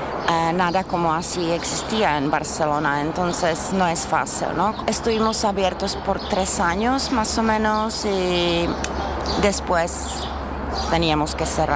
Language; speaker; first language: Spanish; non-native, fluent; Czech